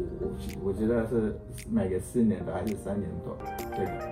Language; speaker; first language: Chinese; non-native, learner; Filipino